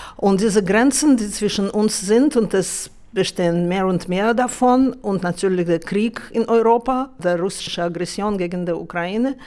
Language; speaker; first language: German; non-native, fluent; Russian